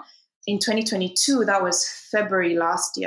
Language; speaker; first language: English; non-native, local second language; Ganda